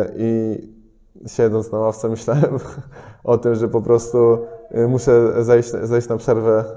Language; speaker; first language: Polish; native; Polish